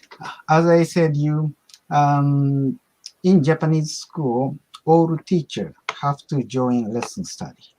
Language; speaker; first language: English; non-native, learner; Japanese